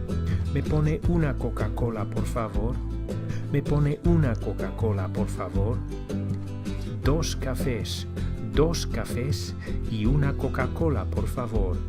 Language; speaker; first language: Spanish; non-native, fluent; English